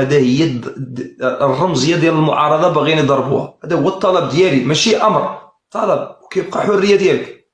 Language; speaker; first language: Arabic; native; Arabic